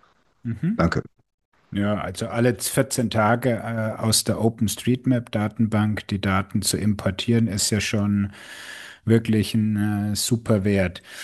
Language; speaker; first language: German; native; German